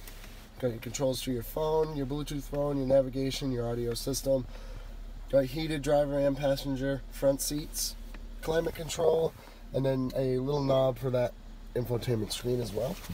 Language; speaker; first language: English; native; English